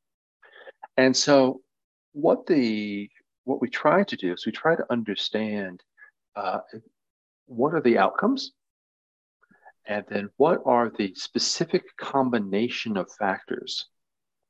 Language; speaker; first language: English; native; English